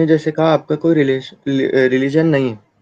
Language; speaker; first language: Hindi; native; Hindi